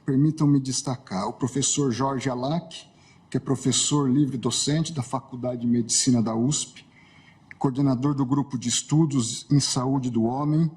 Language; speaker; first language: Portuguese; native; Portuguese